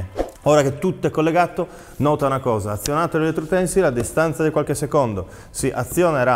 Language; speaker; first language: Italian; native; Italian